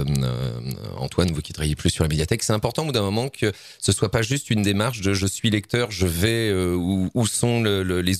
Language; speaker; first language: French; native; French